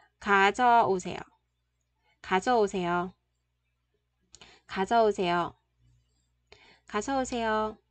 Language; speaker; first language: Korean; non-native, fluent; Vietnamese